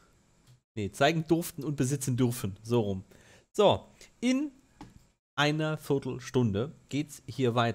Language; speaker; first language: German; native; German